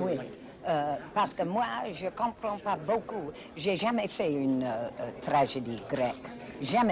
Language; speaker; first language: French; non-native, fluent; English